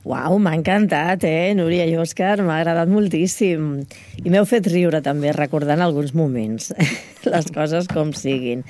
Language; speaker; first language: Catalan; native; Catalan